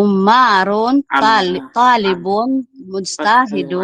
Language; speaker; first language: Arabic; non-native, learner; Filipino